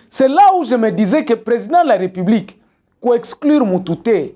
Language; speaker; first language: French; non-native, local second language; Lingala